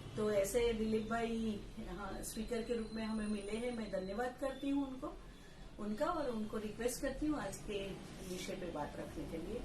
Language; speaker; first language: Hindi; non-native, local second language; Gujarati